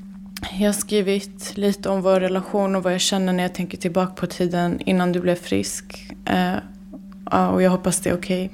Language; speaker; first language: Swedish; early bilingual, other home language; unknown